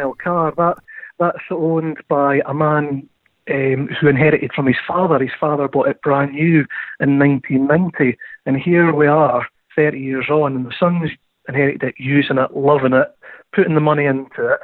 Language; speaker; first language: English; native; English